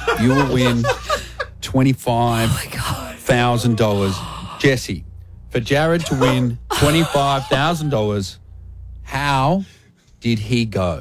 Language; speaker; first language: English; native; English